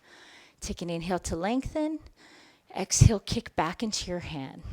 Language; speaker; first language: English; native; English